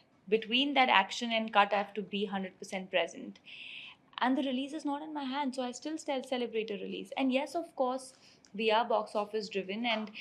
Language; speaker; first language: English; non-native, local second language; Hindi